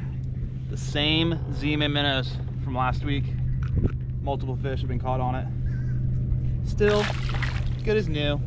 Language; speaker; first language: English; native; English